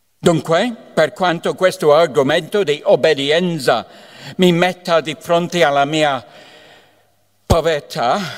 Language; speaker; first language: Italian; non-native, fluent; English